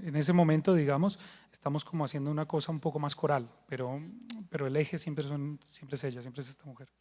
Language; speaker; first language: Spanish; native; Spanish